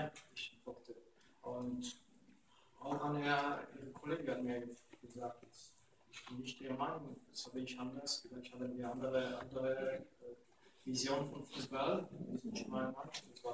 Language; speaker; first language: German; non-native, local second language; French